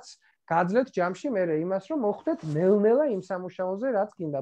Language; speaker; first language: Georgian; native; Georgian